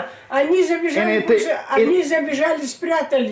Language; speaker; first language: Russian; native; Russian